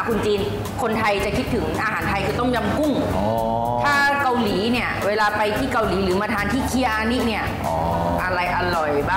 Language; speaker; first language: Thai; native; Thai